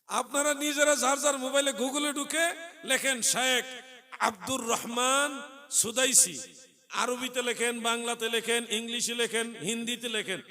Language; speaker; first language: Bangla; native; Bangla